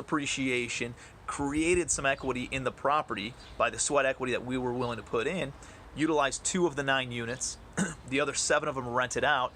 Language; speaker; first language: English; native; English